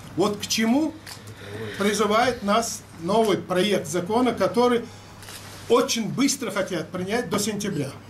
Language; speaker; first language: Russian; non-native, local second language; Chechen